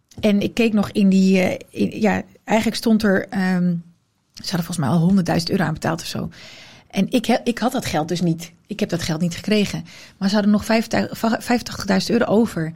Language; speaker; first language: Dutch; early bilingual, other home language; Riffian